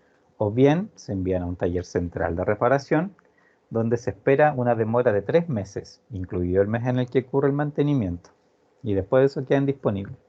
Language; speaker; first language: Spanish; native; Spanish